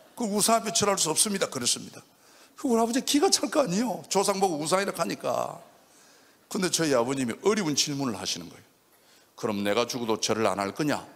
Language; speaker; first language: Korean; native; Korean